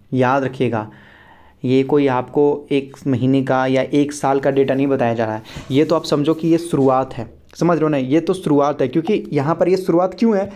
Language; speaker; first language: Hindi; native; Hindi